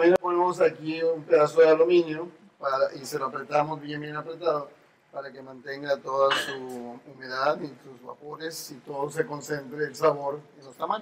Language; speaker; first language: Spanish; native; Spanish